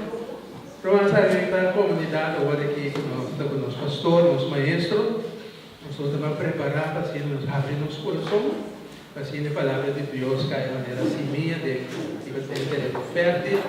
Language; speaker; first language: Spanish; non-native, learner; Papiamento